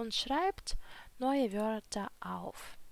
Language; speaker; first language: German; non-native, fluent; Ukrainian